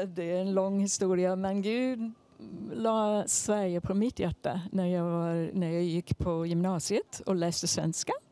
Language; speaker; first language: Swedish; non-native, fluent; English